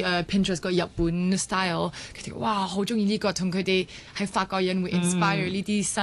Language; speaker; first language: Cantonese; early bilingual, other home language; French